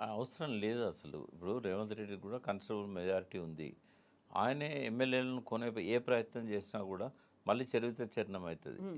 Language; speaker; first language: Telugu; native; Telugu